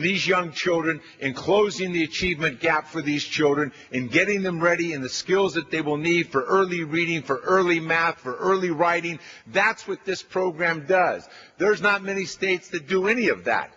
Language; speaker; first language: English; native; English